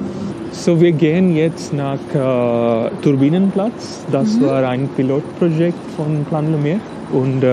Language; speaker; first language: German; non-native, learner; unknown